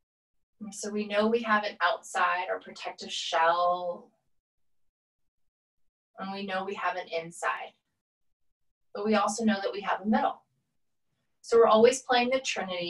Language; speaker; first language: English; native; English